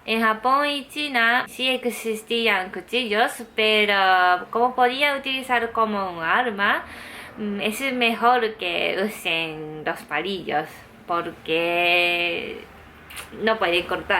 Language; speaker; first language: Spanish; non-native, learner; Japanese